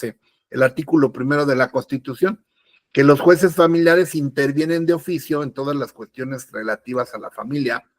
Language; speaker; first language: Spanish; native; Spanish